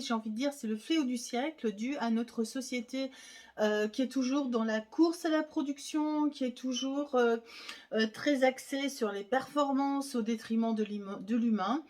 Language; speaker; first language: French; native; French